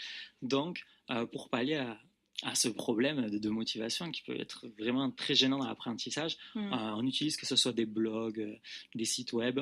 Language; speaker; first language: French; native; French